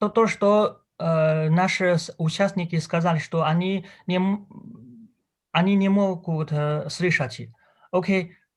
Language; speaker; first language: Russian; non-native, learner; Chinese